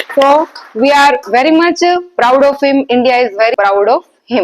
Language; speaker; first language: English; non-native, local second language; Gujarati